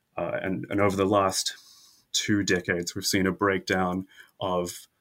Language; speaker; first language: English; native; English